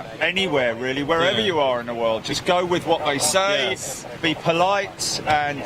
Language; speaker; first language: English; native; English